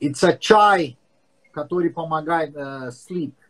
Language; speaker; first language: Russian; non-native, learner; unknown